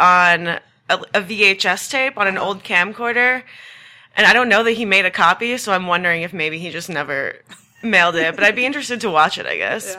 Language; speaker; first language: English; native; English